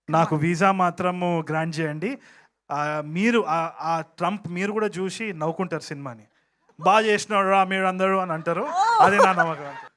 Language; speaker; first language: Telugu; native; Telugu